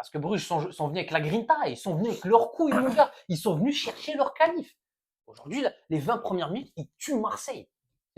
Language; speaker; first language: French; native; French